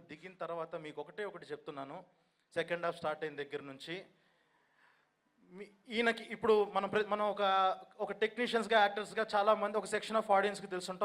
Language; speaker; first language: Telugu; native; Telugu